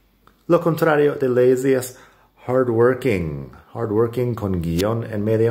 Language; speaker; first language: Spanish; non-native, fluent; English